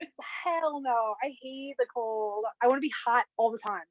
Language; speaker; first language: English; native; English